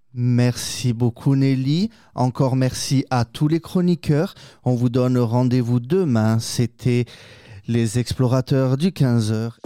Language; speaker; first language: French; native; French